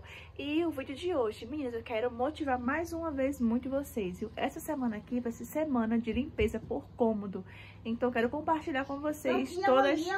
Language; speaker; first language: Portuguese; native; Portuguese